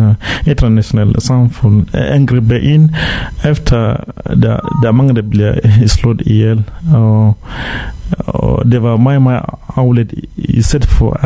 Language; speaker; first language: Danish; non-native, fluent; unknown